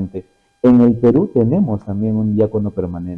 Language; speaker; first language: Spanish; native; Spanish